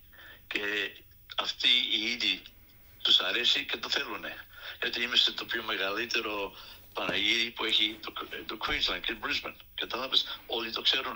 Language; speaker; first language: Greek; early bilingual, other home language; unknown